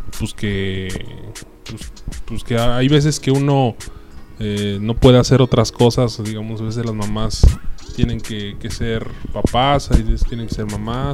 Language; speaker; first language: Spanish; native; Spanish